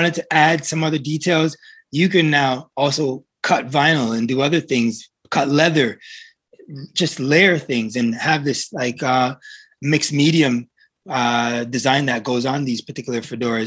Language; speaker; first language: English; native; English